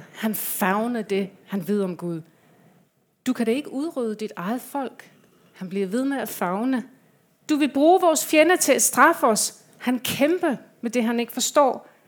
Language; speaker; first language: Danish; non-native, fluent; English